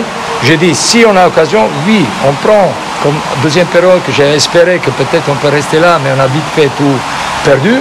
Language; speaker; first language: French; non-native, fluent; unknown